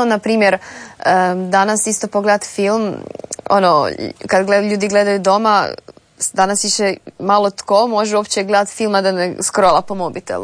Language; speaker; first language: Serbian; native; Serbian